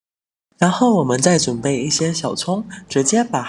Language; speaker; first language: Chinese; native; Chinese